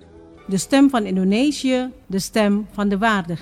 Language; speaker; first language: Dutch; non-native, fluent; Indonesian